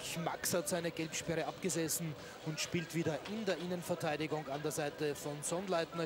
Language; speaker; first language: German; native; German